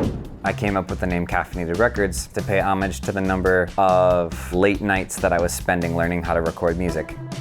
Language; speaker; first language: English; native; English